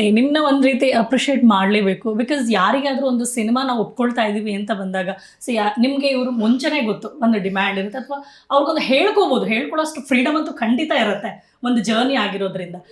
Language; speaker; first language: Kannada; native; Kannada